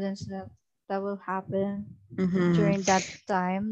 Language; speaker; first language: English; non-native, local second language; Filipino